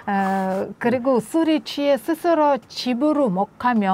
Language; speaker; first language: Korean; non-native, learner; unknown